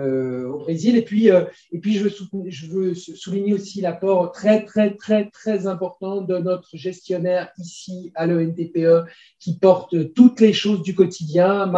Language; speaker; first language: French; native; French